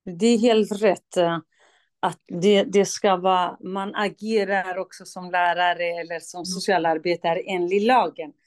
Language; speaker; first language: Swedish; non-native, fluent; Kurdish